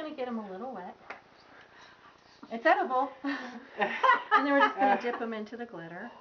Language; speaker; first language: English; native; English